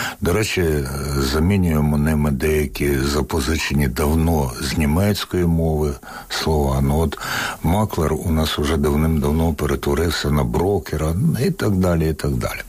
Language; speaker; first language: Ukrainian; non-native, local second language; Russian